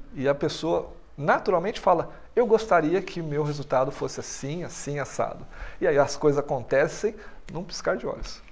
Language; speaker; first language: Portuguese; native; Portuguese